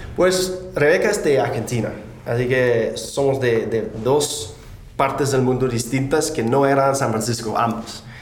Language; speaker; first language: Spanish; non-native, fluent; Danish